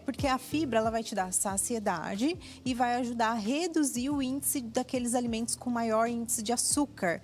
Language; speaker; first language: Portuguese; native; Portuguese